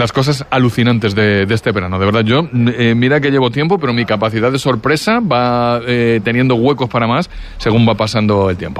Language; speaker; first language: Spanish; native; Spanish